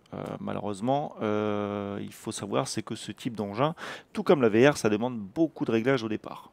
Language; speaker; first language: French; native; French